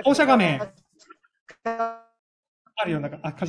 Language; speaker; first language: Japanese; native; Japanese